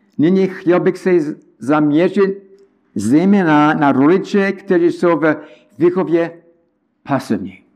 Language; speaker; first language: Czech; non-native, learner; English